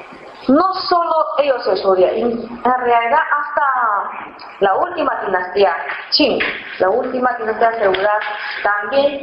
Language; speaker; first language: Spanish; non-native, fluent; Chinese